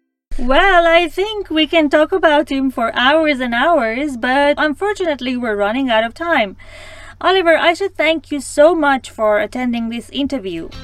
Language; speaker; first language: English; non-native, fluent; Persian